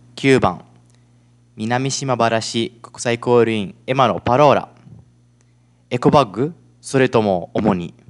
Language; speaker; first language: Japanese; non-native, fluent; Italian